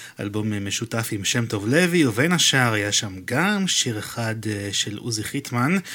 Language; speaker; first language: Hebrew; native; Hebrew